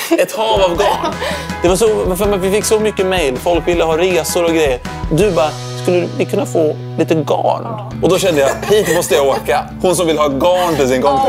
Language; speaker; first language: Swedish; native; Swedish